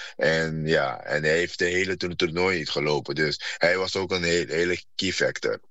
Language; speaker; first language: Dutch; non-native, fluent; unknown